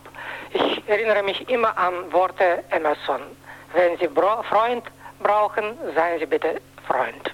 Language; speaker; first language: German; non-native, fluent; Russian